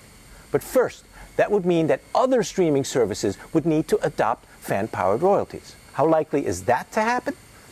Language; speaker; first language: English; native; English